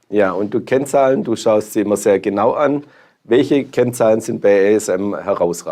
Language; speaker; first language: German; native; German